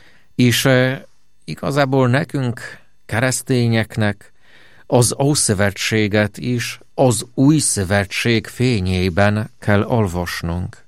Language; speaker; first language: Hungarian; non-native, fluent; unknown